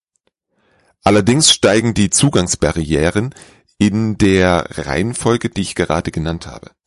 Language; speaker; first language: German; native; German